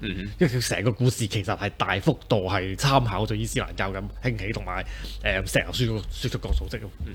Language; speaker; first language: Cantonese; native; Cantonese